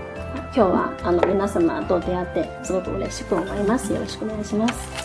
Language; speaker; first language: Japanese; non-native, fluent; Chinese